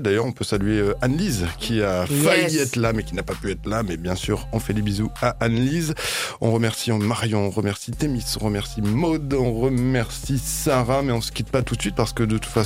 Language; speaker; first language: French; native; French